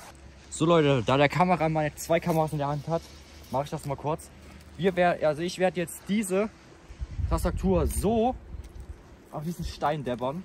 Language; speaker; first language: German; native; German